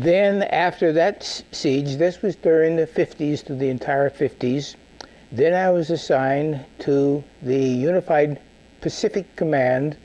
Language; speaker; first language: English; native; English